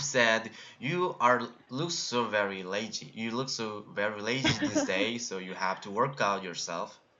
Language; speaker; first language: English; non-native, learner; Korean